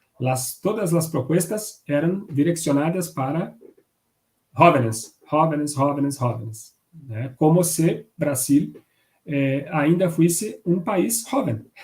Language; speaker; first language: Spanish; non-native, fluent; Portuguese